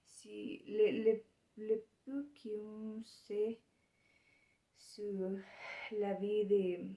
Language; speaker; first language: French; non-native, learner; Spanish